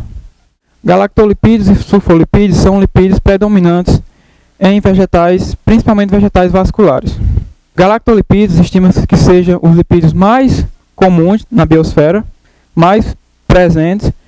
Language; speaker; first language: Portuguese; native; Portuguese